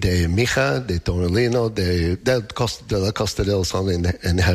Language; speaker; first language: Spanish; non-native, learner; English